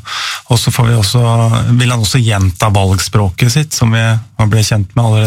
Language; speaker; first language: Norwegian; native; Norwegian